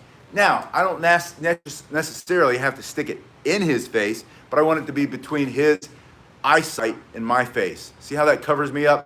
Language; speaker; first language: English; native; English